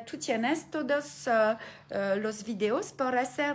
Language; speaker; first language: Spanish; non-native, learner; French